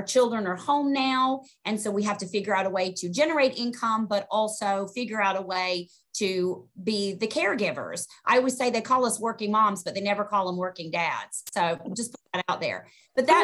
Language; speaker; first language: English; native; English